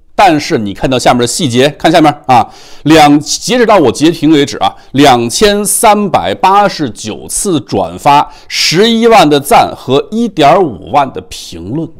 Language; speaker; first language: Chinese; native; Chinese